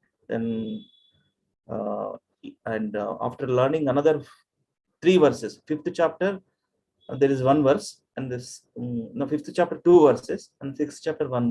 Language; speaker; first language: English; non-native, local second language; Telugu